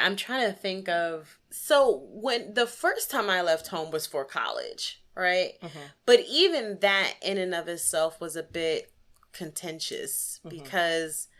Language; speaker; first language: English; native; English